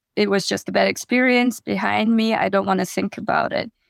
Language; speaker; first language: English; non-native, fluent; Russian